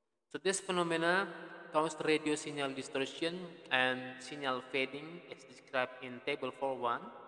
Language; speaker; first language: English; non-native, fluent; Indonesian